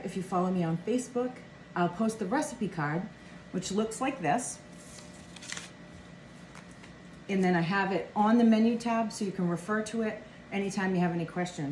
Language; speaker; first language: English; native; English